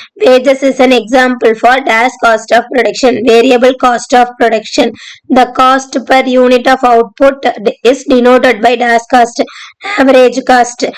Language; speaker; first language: English; non-native, local second language; Tamil